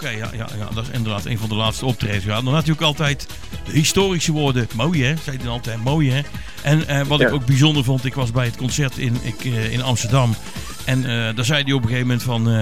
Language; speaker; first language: Dutch; native; Dutch